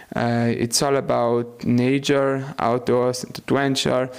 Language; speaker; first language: English; non-native, fluent; German